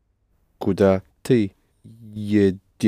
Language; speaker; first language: Russian; non-native, learner; English